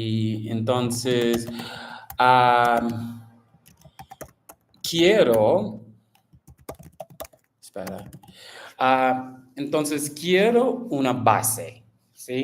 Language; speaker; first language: Spanish; non-native, learner; English